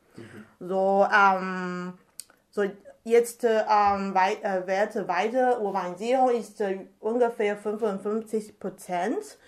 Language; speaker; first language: German; non-native, learner; Chinese